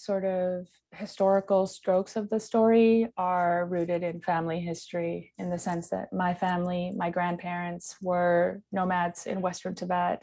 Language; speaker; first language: English; non-native, local second language; Tibetan